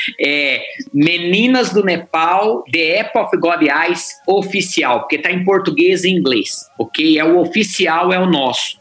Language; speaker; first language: Portuguese; native; Portuguese